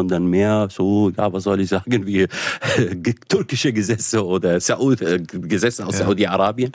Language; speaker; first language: German; non-native, fluent; Arabic